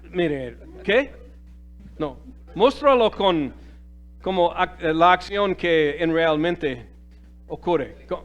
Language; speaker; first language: Spanish; non-native, fluent; English